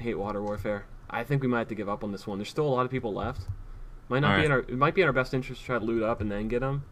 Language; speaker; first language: English; native; English